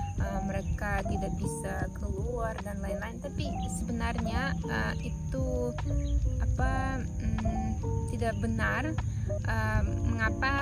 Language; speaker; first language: Indonesian; non-native, fluent; Russian